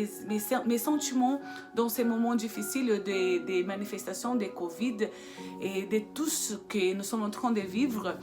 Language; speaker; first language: French; non-native, fluent; Portuguese